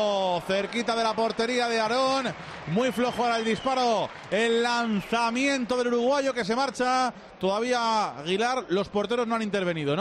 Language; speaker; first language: Spanish; native; Spanish